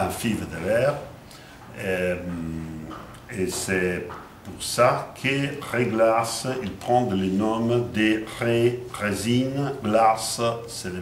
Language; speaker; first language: French; non-native, fluent; Italian